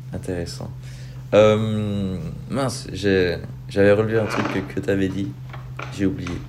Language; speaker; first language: French; native; French